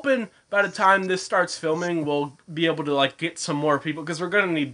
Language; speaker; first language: English; native; English